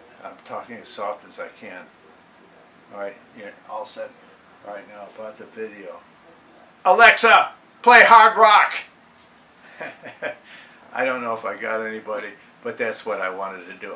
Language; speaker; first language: English; native; English